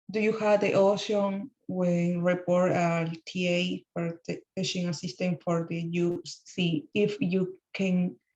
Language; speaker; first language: English; non-native, learner; Spanish